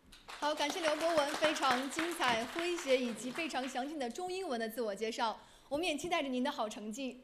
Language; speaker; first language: Chinese; native; Chinese